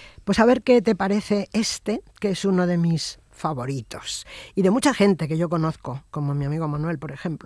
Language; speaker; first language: Spanish; native; Spanish